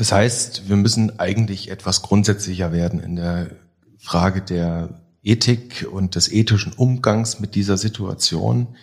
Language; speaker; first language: German; native; German